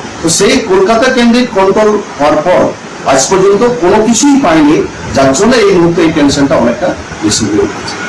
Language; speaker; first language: Bangla; non-native, local second language; Santali